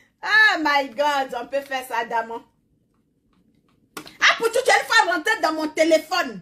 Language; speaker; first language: French; non-native, local second language; Baoulé